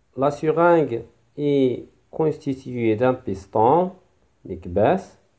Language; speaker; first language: French; non-native, local second language; Arabic